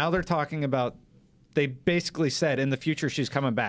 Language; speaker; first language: English; native; English